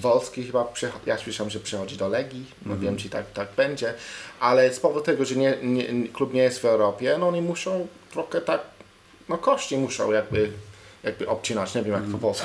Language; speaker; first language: Polish; non-native, learner; English